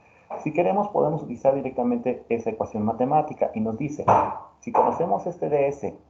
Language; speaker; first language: Spanish; native; Spanish